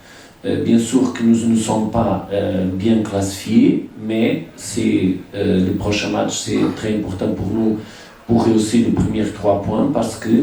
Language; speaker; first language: French; non-native, fluent; Portuguese